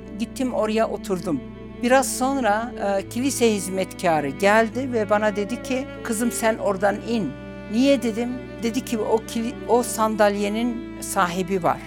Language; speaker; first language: Turkish; non-native, local second language; Arabic